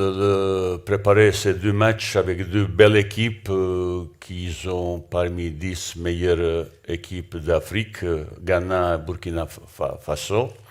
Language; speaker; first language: French; non-native, learner; Bosnian